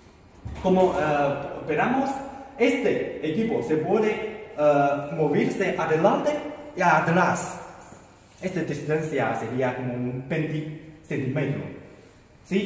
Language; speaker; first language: Spanish; non-native, learner; Chinese